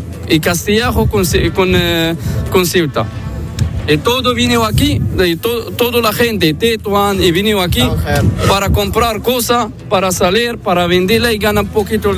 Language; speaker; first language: Spanish; non-native, learner; Arabic